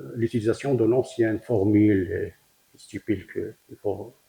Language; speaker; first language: French; non-native, local second language; Arabic